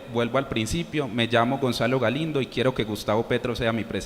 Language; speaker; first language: Spanish; native; Spanish